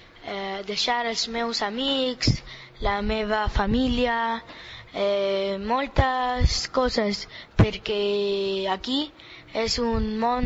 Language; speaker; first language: Catalan; early bilingual, other home language; Spanish